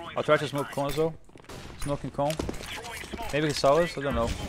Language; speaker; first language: English; non-native, fluent; Portuguese